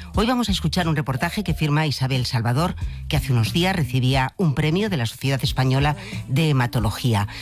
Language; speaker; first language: Spanish; native; Spanish